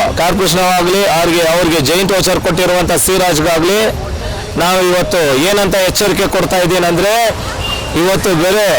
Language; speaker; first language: Kannada; native; Kannada